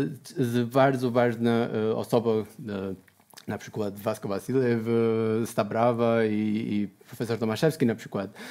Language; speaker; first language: Polish; non-native, learner; Portuguese